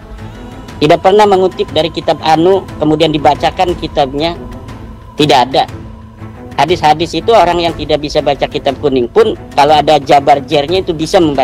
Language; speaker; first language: Indonesian; native; Indonesian